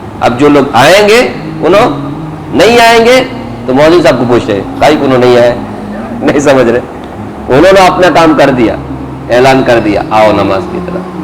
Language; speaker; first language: Urdu; native; Urdu